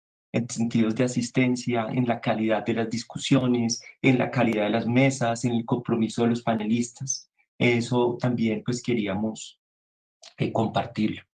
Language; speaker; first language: Spanish; native; Spanish